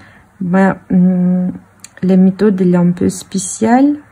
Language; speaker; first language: French; non-native, fluent; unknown